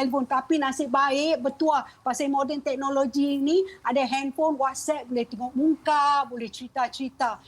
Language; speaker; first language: Malay; non-native, local second language; Chinese